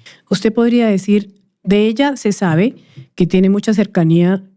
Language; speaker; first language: Spanish; native; Spanish